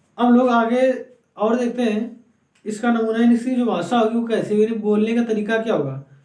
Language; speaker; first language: Hindi; native; Hindi